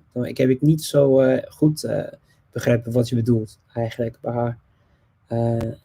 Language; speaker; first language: Dutch; non-native, fluent; English